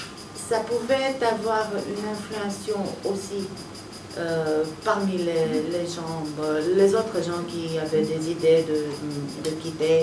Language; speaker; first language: French; non-native, fluent; Romanian